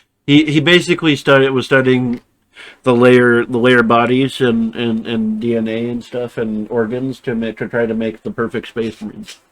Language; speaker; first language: English; native; English